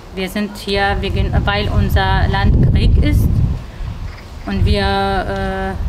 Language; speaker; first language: German; non-native, learner; Arabic